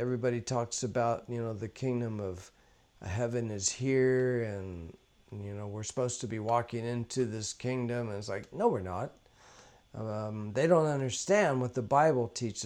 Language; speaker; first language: English; native; English